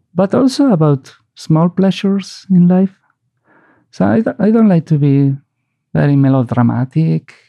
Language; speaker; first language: English; non-native, fluent; Spanish